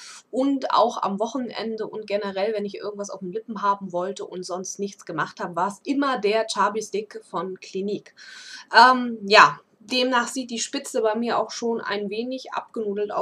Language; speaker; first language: German; native; German